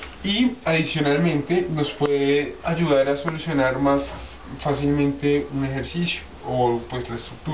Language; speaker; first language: Spanish; native; Spanish